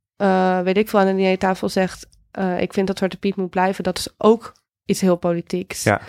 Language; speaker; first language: Dutch; native; Dutch